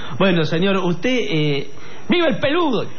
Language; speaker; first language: Spanish; native; Spanish